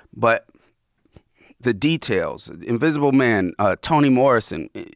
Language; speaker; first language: English; native; English